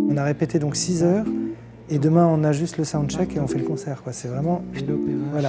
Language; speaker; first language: French; native; French